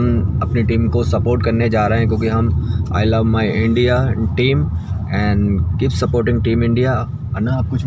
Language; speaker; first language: Hindi; native; Hindi